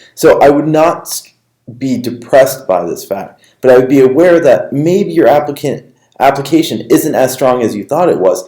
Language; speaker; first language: English; native; English